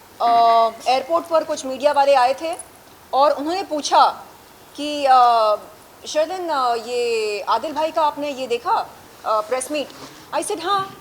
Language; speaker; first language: Hindi; native; Hindi